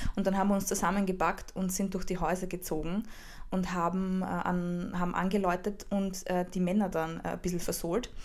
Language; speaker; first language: German; early bilingual, heritage; Czech